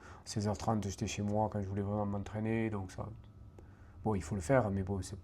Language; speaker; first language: French; native; French